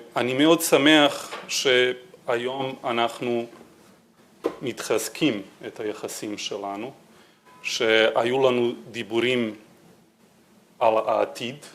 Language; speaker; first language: Hebrew; non-native, fluent; Serbian